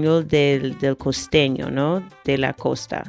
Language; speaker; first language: Spanish; non-native, fluent; English